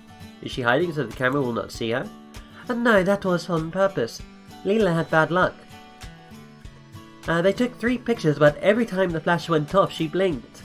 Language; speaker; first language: English; native; English